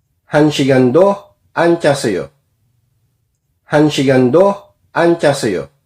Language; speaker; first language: Korean; non-native, fluent; Filipino